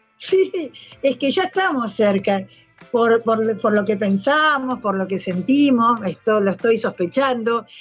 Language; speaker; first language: Spanish; native; Spanish